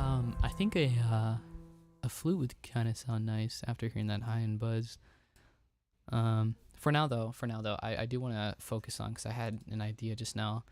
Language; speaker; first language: English; native; English